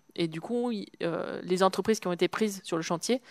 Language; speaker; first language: French; native; French